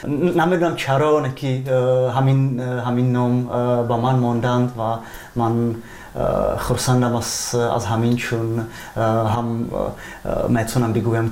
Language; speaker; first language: Persian; non-native, fluent; Czech